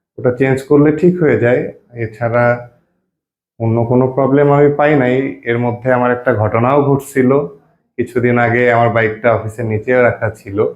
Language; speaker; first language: Bangla; native; Bangla